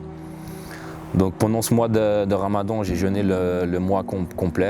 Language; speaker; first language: French; native; French